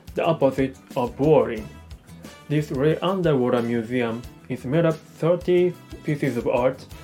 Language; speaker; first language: English; non-native, learner; Japanese